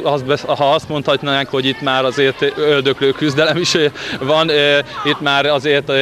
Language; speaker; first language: Hungarian; native; Hungarian